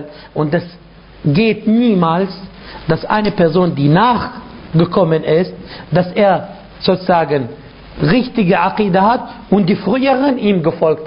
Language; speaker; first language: German; non-native, fluent; Arabic